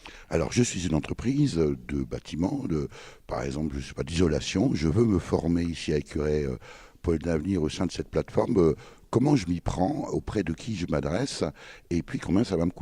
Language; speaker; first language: French; native; French